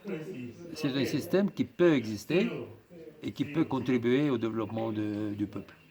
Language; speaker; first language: French; non-native, fluent; Russian